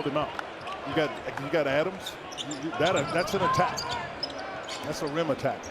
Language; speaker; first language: English; native; English